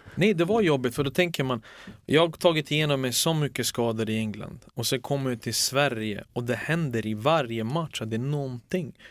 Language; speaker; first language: Swedish; early bilingual, other home language; Serbian